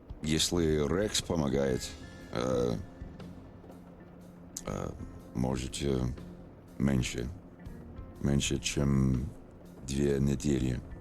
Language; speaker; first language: Russian; non-native, learner; English